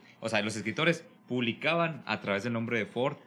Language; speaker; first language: Spanish; native; Spanish